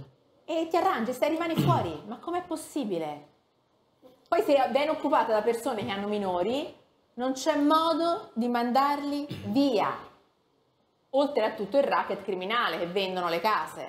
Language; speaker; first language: Italian; native; Italian